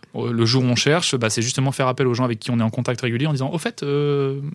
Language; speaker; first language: French; native; French